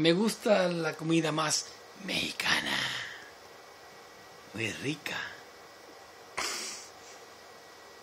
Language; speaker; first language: Spanish; non-native, learner; English